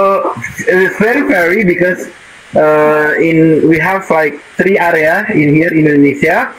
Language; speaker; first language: English; non-native, learner; Indonesian